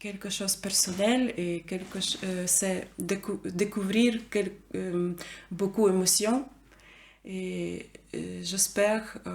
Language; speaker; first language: French; non-native, learner; Ukrainian